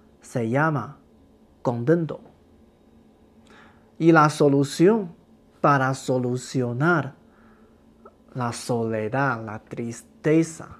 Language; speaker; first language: Spanish; non-native, learner; Chinese